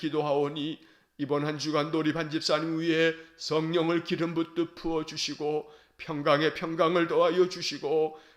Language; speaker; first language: Korean; native; Korean